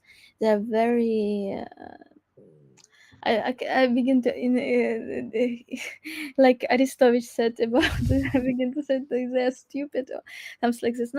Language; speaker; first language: English; non-native, learner; Crimean Tatar